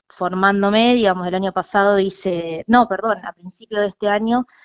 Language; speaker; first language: Spanish; native; Spanish